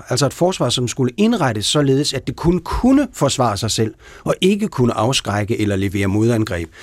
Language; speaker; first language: Danish; native; Danish